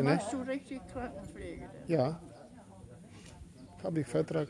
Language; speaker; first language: German; non-native, learner; Polish